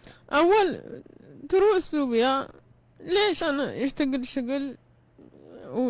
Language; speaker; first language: Arabic; non-native, learner; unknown